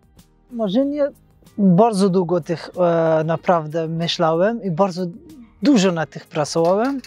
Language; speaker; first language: Polish; non-native, learner; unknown